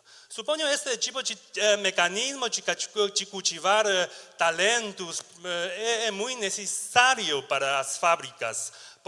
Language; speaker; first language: Portuguese; non-native, learner; Chinese